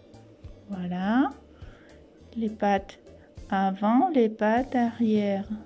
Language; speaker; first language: French; non-native, fluent; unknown